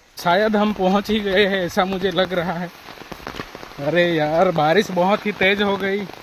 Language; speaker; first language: Hindi; non-native, local second language; Gujarati